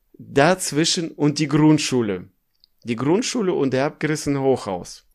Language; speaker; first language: German; early bilingual, other home language; Russian